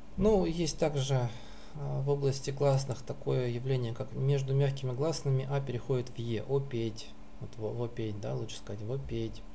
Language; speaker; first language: Russian; native; Russian